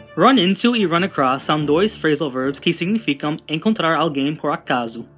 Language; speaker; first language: Portuguese; non-native, fluent; English